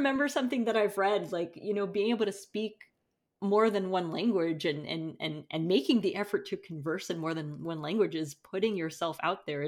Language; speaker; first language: English; non-native, fluent; Portuguese